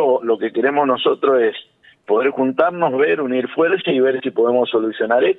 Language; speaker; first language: Spanish; native; Spanish